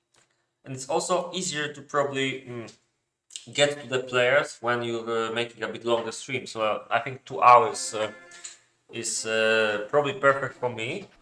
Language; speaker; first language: English; non-native, fluent; Polish